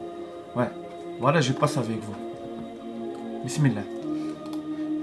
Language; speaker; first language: French; non-native, learner; Arabic